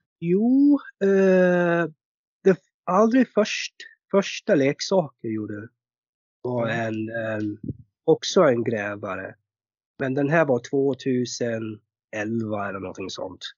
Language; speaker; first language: Swedish; non-native, fluent; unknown